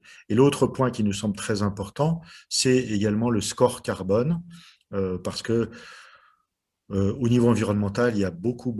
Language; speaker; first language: French; native; French